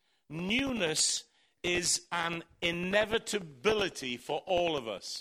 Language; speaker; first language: English; native; English